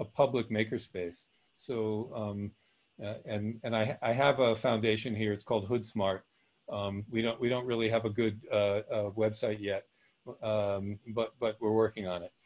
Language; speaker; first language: English; native; English